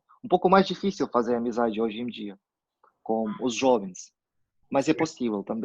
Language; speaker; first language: Portuguese; non-native, fluent; Russian